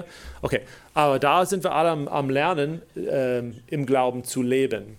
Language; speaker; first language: German; non-native, fluent; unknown